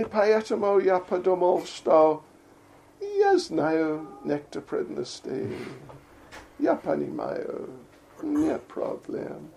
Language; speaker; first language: Russian; non-native, learner; English